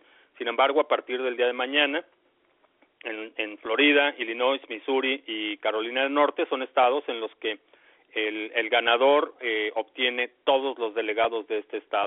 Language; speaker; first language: Spanish; native; Spanish